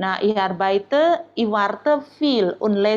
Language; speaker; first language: German; non-native, learner; Indonesian